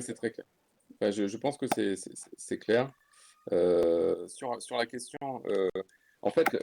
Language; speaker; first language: French; native; French